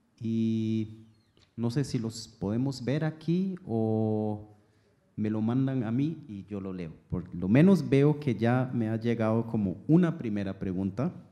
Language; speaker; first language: Spanish; non-native, fluent; German